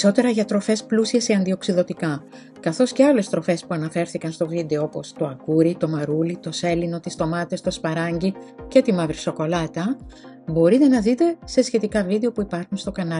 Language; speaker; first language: Greek; native; Greek